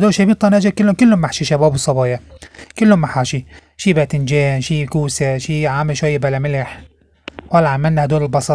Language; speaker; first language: Arabic; native; Arabic